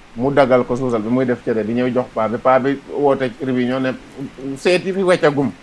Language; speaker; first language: Wolof; non-native, local second language; Serer